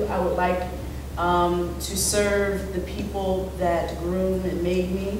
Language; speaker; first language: English; native; English